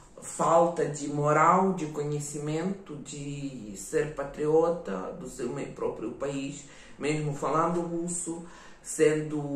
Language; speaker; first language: Portuguese; non-native, fluent; Ukrainian